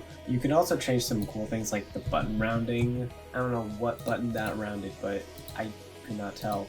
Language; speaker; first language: English; native; English